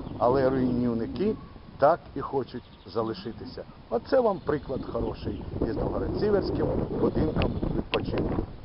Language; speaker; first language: Ukrainian; native; Ukrainian